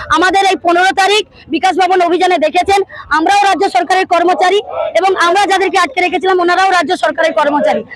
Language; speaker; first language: Bangla; native; Bangla